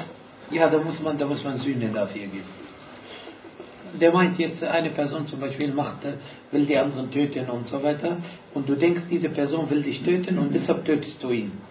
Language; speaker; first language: German; non-native, fluent; Arabic